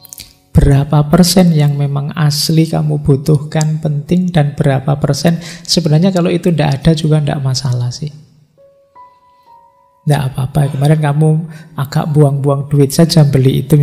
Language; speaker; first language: Indonesian; non-native, local second language; Javanese